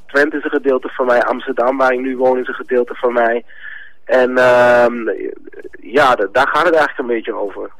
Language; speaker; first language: Dutch; early bilingual, other home language; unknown